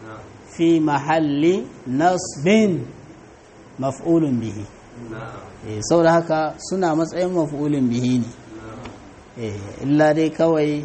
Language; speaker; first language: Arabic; non-native, fluent; Hausa